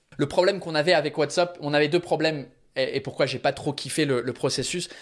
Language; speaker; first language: French; early bilingual, other home language; English